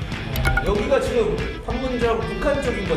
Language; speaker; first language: Korean; native; Korean